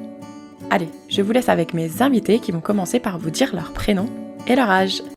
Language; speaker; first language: French; native; French